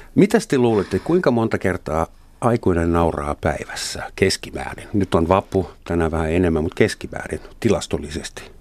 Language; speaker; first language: Finnish; non-native, fluent; German